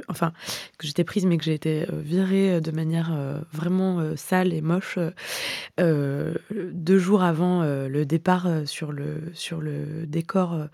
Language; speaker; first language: French; native; French